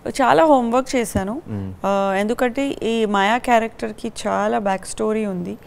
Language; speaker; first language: Telugu; non-native, fluent; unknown